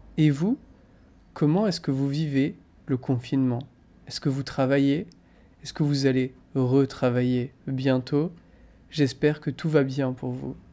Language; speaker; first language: French; native; French